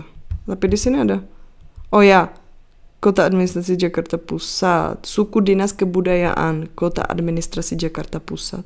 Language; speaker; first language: Indonesian; non-native, fluent; Czech